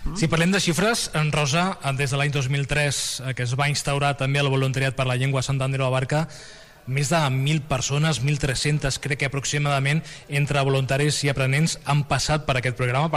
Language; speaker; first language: Catalan; native; Catalan